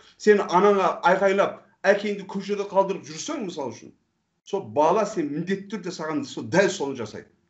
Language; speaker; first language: Kazakh; non-native, fluent; Turkish